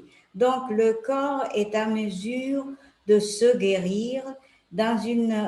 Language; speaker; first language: French; non-native, fluent; Italian